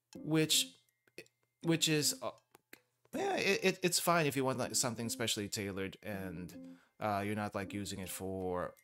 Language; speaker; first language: English; native; English